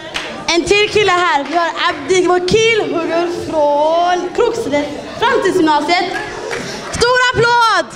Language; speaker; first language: Swedish; early bilingual, other home language; Somali